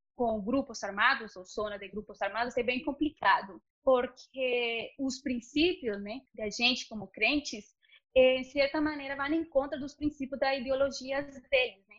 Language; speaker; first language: Portuguese; non-native, learner; Spanish